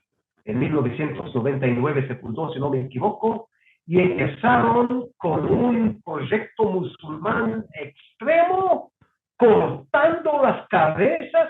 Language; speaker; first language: Spanish; non-native, fluent; Hebrew